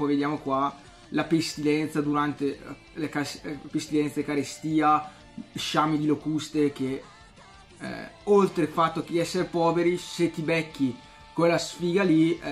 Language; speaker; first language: Italian; native; Italian